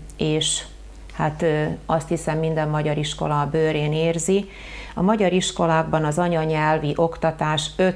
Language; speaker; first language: Hungarian; native; Hungarian